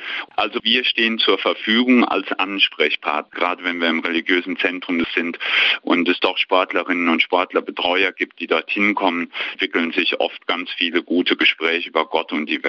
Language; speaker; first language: German; native; German